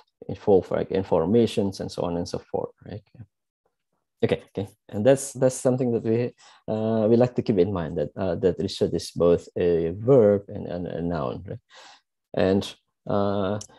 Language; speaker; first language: English; non-native, fluent; Javanese